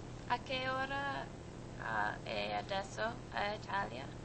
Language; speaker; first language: Italian; non-native, learner; English